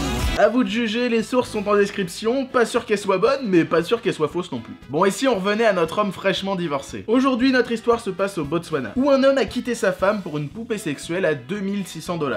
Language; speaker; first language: French; native; French